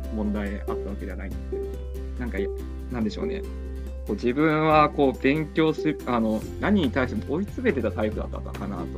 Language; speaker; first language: Japanese; early bilingual, heritage; Japanese